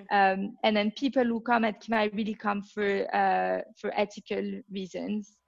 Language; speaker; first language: English; non-native, fluent; French